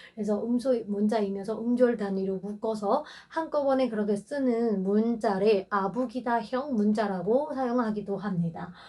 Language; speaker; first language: Korean; non-native, fluent; Burmese